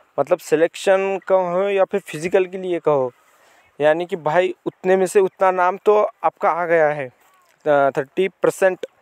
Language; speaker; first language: Hindi; non-native, local second language; Marathi